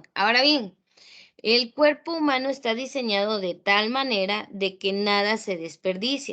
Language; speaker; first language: Spanish; native; Spanish